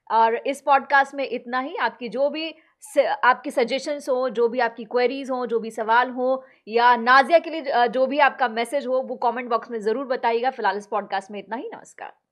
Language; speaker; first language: Hindi; native; Hindi